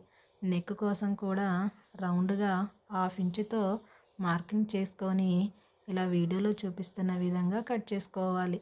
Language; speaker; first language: Telugu; native; Telugu